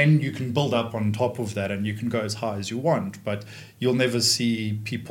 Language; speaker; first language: English; native; English